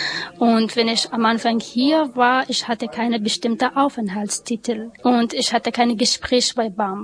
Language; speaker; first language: German; non-native, learner; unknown